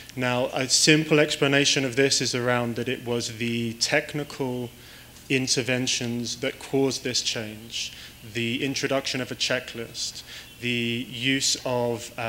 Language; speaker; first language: English; native; English